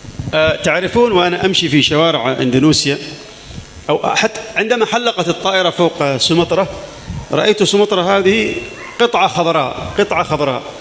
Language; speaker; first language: Arabic; native; Arabic